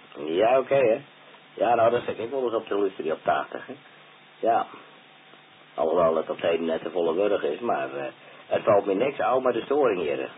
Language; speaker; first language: Dutch; non-native, local second language; Western Frisian